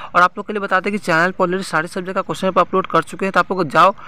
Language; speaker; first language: Hindi; native; Hindi